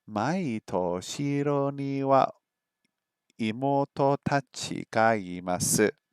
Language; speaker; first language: Japanese; non-native, learner; English